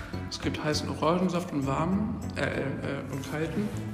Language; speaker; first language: German; native; German